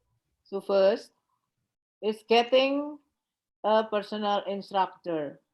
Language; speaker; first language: English; non-native, fluent; Indonesian